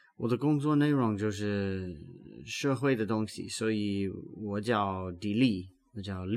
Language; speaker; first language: Chinese; non-native, learner; English